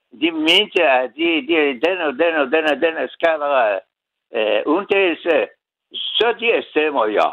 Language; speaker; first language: Danish; non-native, learner; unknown